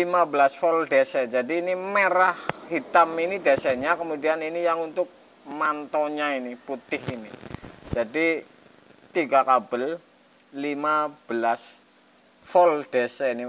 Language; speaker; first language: Indonesian; native; Indonesian